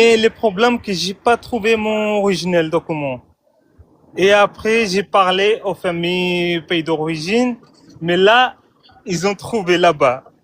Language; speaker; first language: French; non-native, learner; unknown